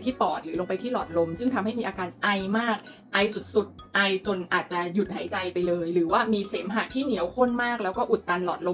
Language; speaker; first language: Thai; native; Thai